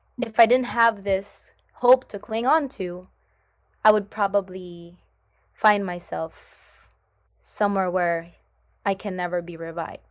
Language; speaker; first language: English; non-native, local second language; Filipino